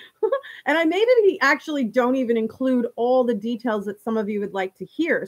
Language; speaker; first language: English; native; English